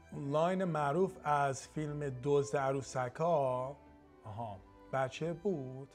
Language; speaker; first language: Persian; early bilingual, other home language; English